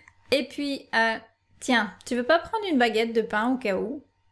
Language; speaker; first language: French; native; French